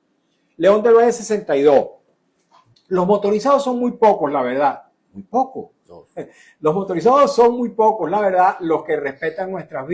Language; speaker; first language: Spanish; native; Spanish